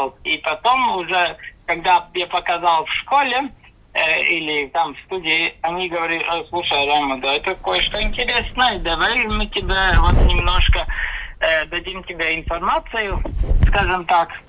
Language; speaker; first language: Russian; non-native, local second language; Latvian